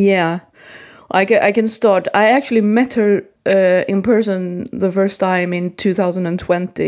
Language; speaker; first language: English; non-native, fluent; Swedish